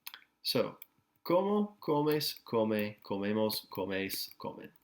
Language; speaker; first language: Spanish; non-native, fluent; English